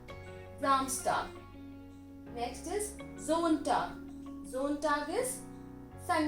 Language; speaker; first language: German; non-native, learner; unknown